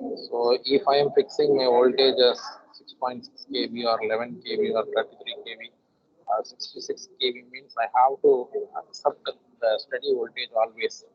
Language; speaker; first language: English; non-native, local second language; Tamil